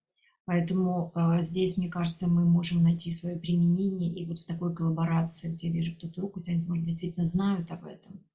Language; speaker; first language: Russian; native; Russian